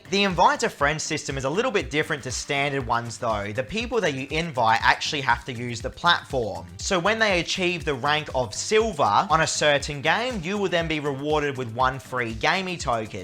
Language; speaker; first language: English; native; English